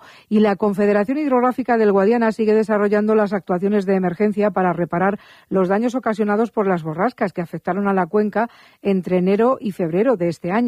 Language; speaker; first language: Spanish; native; Spanish